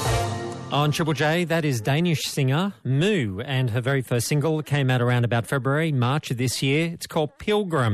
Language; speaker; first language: English; native; English